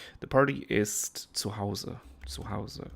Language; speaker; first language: German; non-native, fluent; English